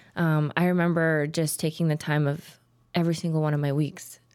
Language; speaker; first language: English; early bilingual, other home language; Tajik